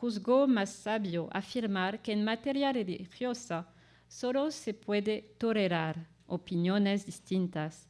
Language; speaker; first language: Spanish; non-native, fluent; French